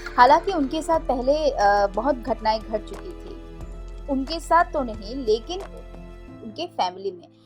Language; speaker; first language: Hindi; non-native, local second language; Bangla